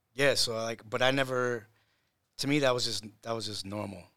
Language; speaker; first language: English; native; English